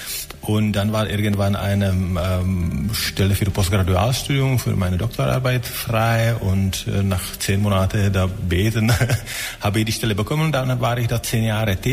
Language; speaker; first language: German; non-native, fluent; Czech